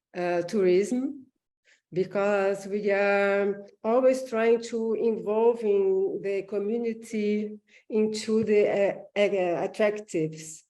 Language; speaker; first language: English; non-native, learner; Portuguese